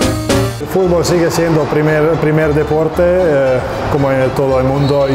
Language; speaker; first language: Spanish; non-native, fluent; Slovenian